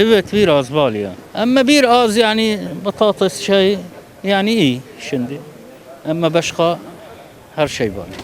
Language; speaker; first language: Turkish; non-native, learner; Arabic